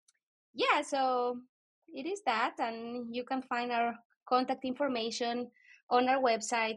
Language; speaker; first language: English; non-native, fluent; Spanish